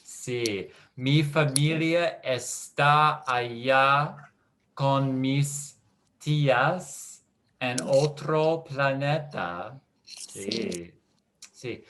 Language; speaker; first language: Spanish; non-native, learner; English